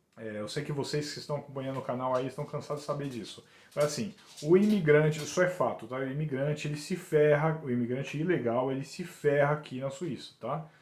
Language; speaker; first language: Portuguese; native; Portuguese